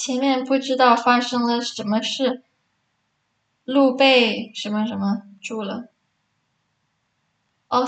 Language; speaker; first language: Chinese; non-native, fluent; Indonesian